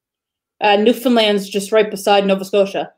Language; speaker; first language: English; native; English